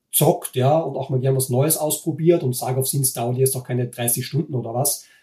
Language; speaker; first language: German; native; German